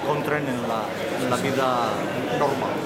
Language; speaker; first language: Catalan; non-native, fluent; Basque